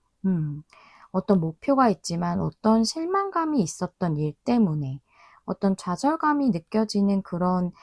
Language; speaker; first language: Korean; native; Korean